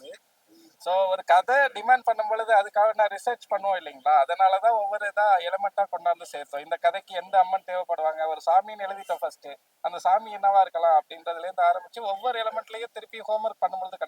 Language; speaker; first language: Tamil; native; Tamil